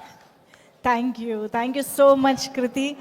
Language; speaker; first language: Telugu; native; Telugu